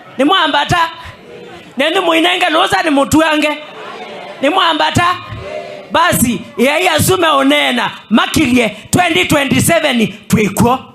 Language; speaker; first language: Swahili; non-native, local second language; Kamba